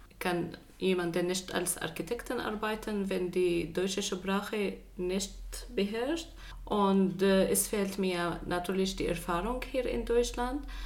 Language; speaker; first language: German; non-native, fluent; Arabic